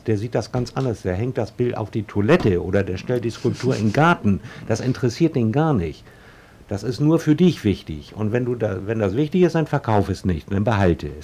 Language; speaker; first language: German; native; German